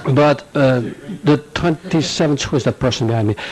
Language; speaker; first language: English; non-native, fluent; Dutch